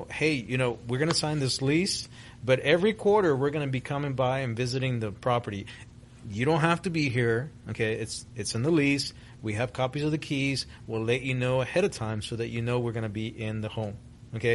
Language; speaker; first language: English; early bilingual, other home language; Spanish